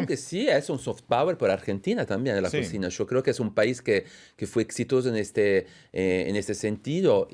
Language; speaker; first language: Spanish; non-native, fluent; Italian